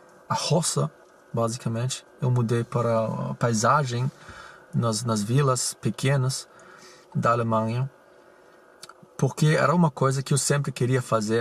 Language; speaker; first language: Portuguese; non-native, fluent; German